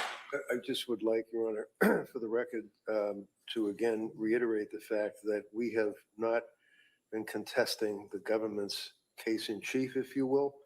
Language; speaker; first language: English; native; English